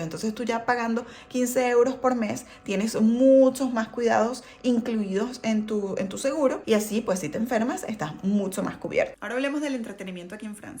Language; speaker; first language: Spanish; native; Spanish